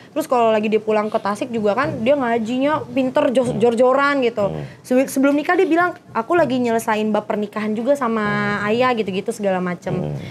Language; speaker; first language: Indonesian; native; Indonesian